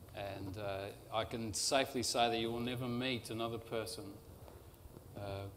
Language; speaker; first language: English; native; English